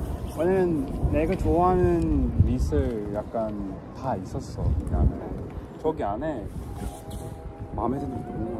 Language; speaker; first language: Korean; non-native, fluent; English